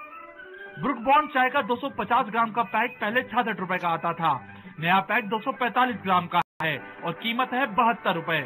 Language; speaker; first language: Hindi; native; Hindi